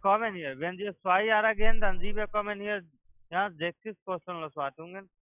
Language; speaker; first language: German; non-native, learner; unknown